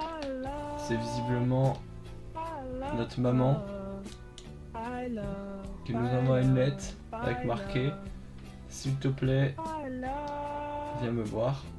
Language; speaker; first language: French; native; French